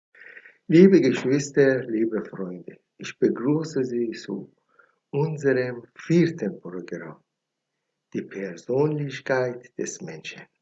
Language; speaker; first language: German; non-native, learner; Persian